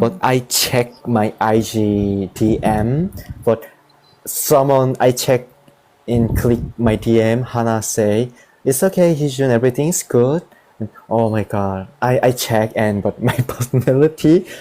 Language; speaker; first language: English; non-native, learner; Korean